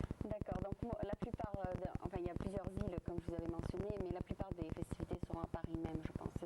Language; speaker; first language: French; native; French